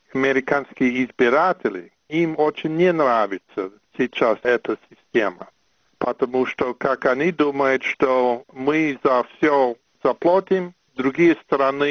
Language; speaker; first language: Russian; non-native, fluent; English